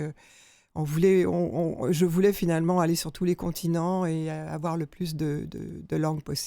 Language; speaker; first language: French; native; French